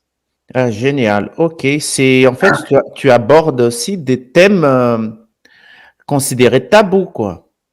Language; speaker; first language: French; non-native, fluent; Portuguese